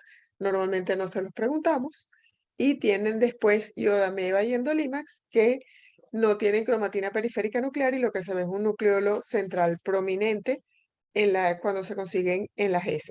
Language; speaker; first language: Spanish; native; Spanish